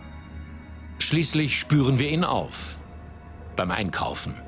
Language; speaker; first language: German; native; German